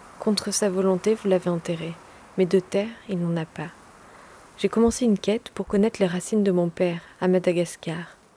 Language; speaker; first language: French; native; French